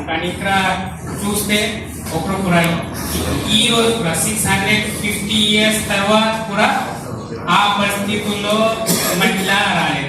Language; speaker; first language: Telugu; non-native, learner; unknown